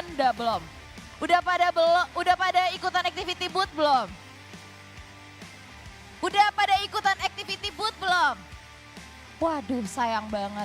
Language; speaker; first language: Indonesian; native; Indonesian